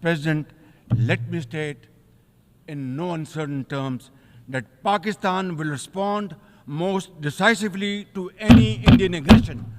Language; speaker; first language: English; non-native, local second language; Urdu